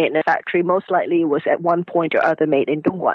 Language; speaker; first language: English; non-native, local second language; Cantonese